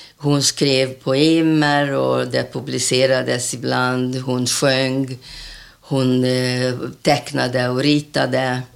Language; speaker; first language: Swedish; non-native, fluent; Hungarian